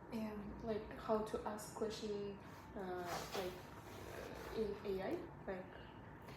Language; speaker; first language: English; non-native, learner; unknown